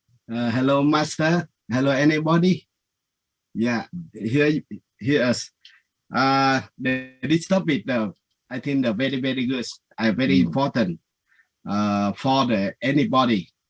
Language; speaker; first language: English; non-native, learner; Vietnamese